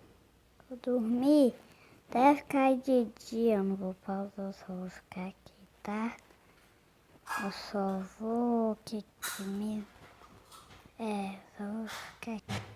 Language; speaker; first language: Portuguese; native; Portuguese